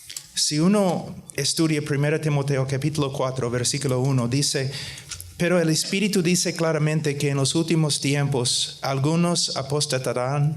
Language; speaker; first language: Spanish; non-native, fluent; English